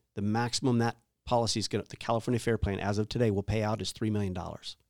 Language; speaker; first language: English; native; English